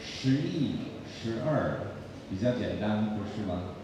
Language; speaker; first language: Chinese; non-native, learner; English